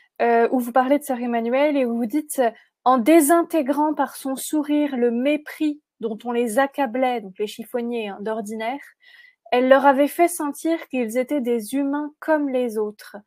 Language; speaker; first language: French; native; French